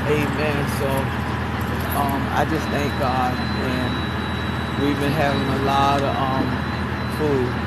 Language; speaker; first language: English; native; English